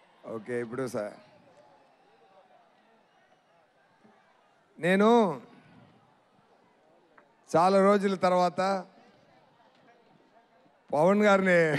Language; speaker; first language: Telugu; non-native, fluent; Tamil